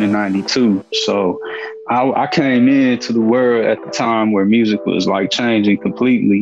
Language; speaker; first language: English; native; English